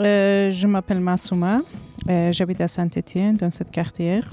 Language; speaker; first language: French; non-native, learner; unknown